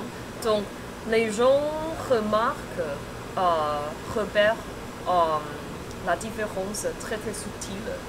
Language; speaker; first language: French; non-native, fluent; Chinese